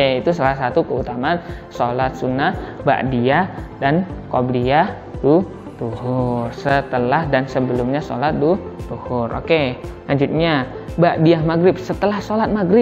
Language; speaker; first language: Indonesian; native; Indonesian